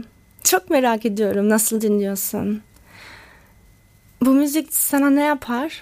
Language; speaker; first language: Turkish; early bilingual, heritage; Turkish